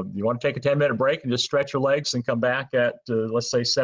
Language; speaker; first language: English; native; English